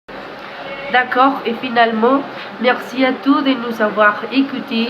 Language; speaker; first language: French; non-native, learner; Spanish